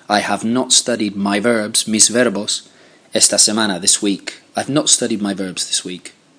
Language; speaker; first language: English; native; English